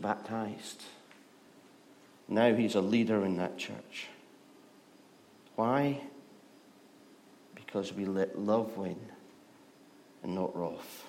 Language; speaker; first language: English; native; English